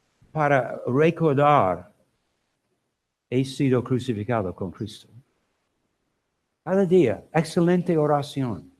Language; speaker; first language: Spanish; non-native, learner; English